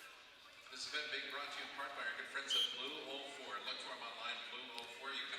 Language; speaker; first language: English; native; English